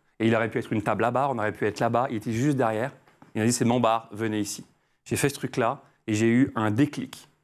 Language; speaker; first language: French; native; French